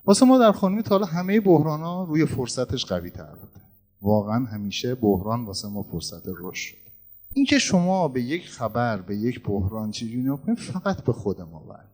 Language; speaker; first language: Persian; native; Persian